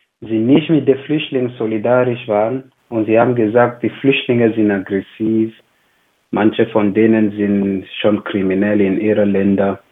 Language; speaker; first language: German; non-native, fluent; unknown